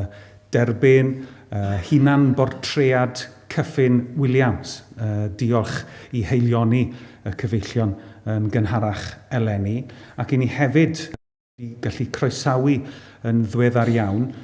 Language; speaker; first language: Welsh; native; Welsh